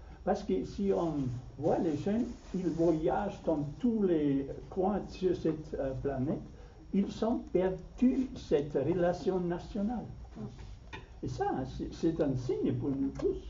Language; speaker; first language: French; non-native, fluent; German